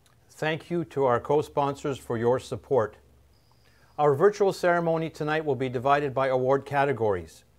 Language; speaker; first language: English; native; English